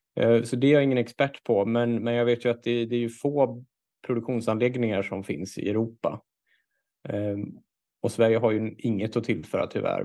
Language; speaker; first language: Swedish; native; Swedish